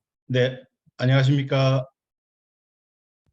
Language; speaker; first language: Korean; native; Korean